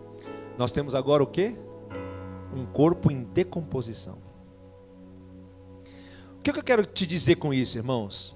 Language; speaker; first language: Portuguese; native; Portuguese